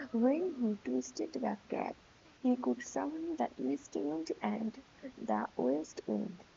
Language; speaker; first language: English; non-native, local second language; Bangla